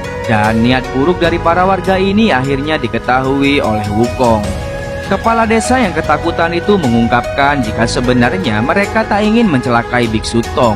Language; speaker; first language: Indonesian; native; Indonesian